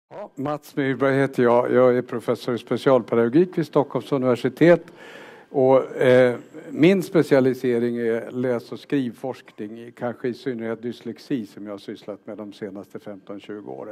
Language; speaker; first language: Swedish; native; Swedish